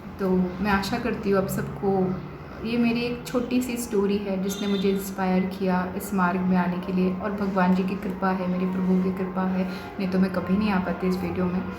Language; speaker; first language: Hindi; non-native, local second language; Bangla